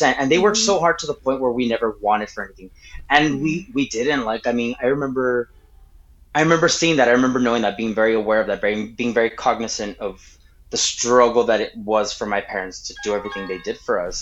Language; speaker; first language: English; native; English